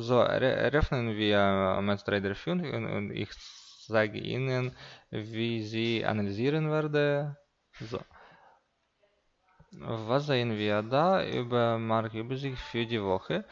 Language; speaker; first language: German; non-native, learner; Russian